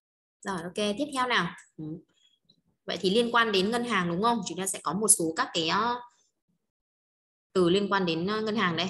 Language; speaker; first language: Vietnamese; native; Vietnamese